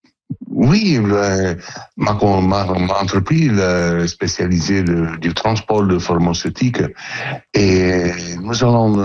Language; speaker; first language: French; non-native, learner; Italian